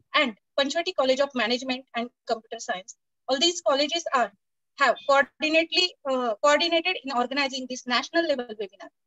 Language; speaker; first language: English; non-native, local second language; Marathi